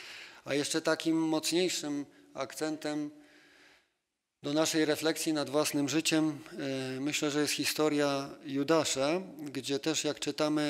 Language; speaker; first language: Polish; native; Polish